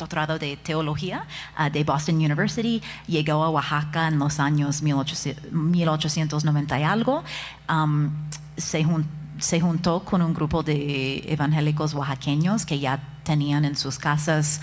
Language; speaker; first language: Spanish; non-native, fluent; English